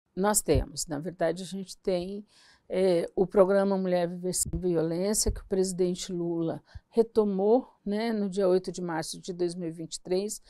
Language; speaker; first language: Portuguese; native; Portuguese